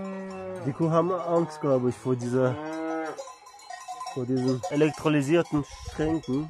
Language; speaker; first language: German; non-native, learner; Russian